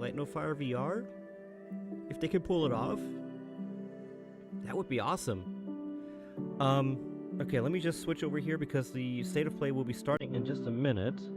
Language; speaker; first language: English; native; English